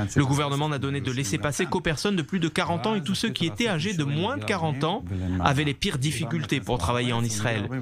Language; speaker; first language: French; non-native, fluent; Arabic